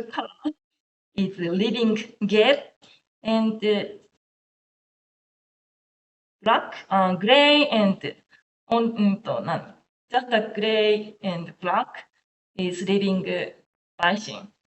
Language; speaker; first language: English; non-native, learner; Japanese